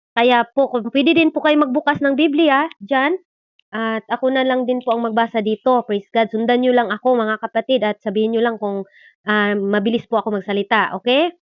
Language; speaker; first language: Filipino; non-native, local second language; Cebuano